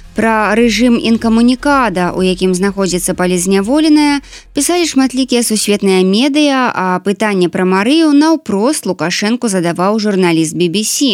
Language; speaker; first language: Belarusian; native; Belarusian